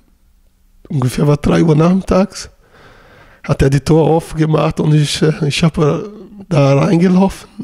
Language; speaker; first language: German; non-native, learner; Portuguese